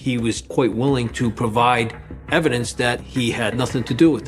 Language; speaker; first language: English; native; English